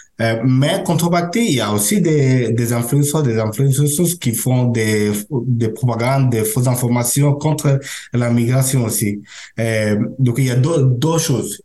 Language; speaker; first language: French; non-native, learner; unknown